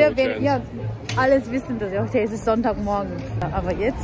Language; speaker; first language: German; non-native, learner; Korean